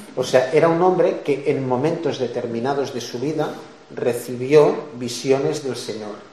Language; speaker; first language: Spanish; non-native, local second language; Catalan